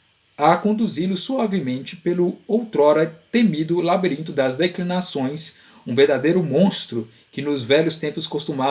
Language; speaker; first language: Portuguese; native; Portuguese